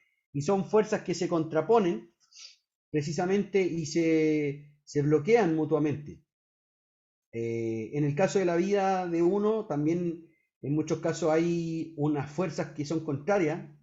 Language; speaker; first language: Spanish; native; Spanish